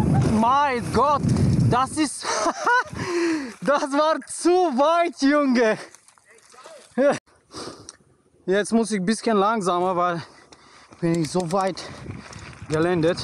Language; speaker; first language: German; non-native, learner; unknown